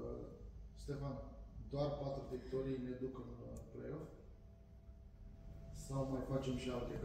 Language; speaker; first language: Romanian; native; Romanian